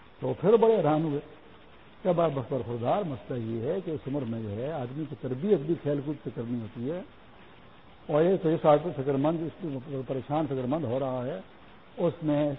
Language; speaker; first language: Urdu; non-native, local second language; Pashto